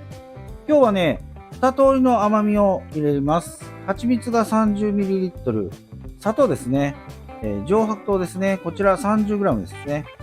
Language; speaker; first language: Japanese; native; Japanese